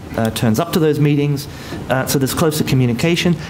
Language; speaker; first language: English; native; English